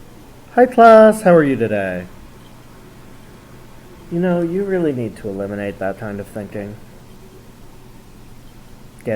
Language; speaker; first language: English; native; English